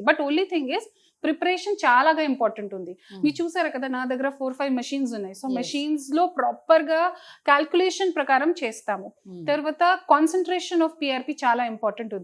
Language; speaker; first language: Telugu; non-native, learner; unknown